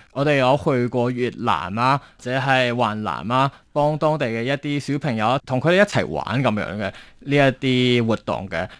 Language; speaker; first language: Cantonese; non-native, fluent; Chinese